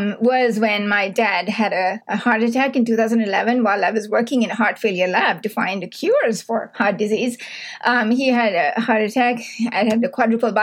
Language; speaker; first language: English; non-native, local second language; Sinhala